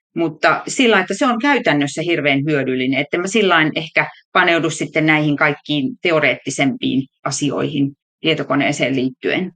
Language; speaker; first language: Finnish; native; Finnish